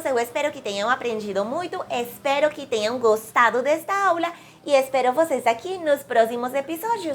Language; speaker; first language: Portuguese; non-native, fluent; Spanish